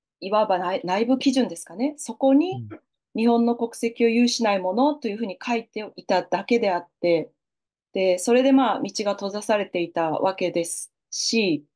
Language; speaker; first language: Japanese; native; Japanese